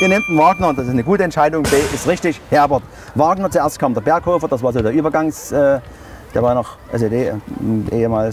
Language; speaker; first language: German; native; German